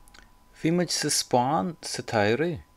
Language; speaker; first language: Irish; non-native, fluent; English